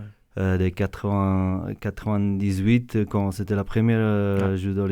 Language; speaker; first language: French; non-native, fluent; Czech